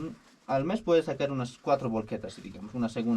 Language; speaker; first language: Spanish; native; Spanish